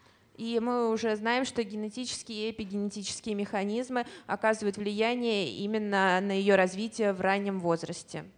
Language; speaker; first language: Russian; native; Russian